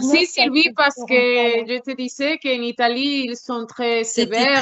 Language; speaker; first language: French; non-native, learner; Spanish